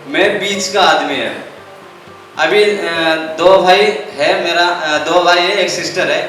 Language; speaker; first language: Hindi; non-native, local second language; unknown